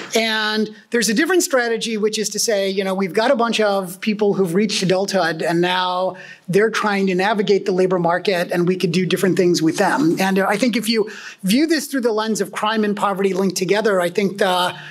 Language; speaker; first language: English; native; English